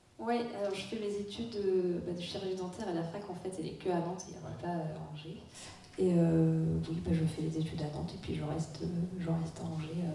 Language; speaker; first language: French; non-native, fluent; Russian